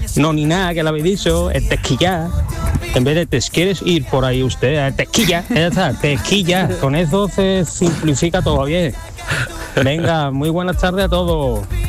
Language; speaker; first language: Spanish; native; Spanish